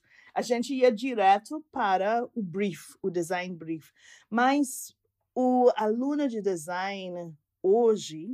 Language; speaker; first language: Portuguese; non-native, fluent; English